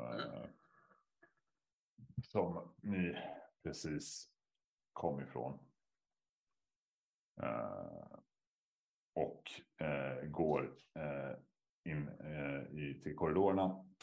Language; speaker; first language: Swedish; native; Swedish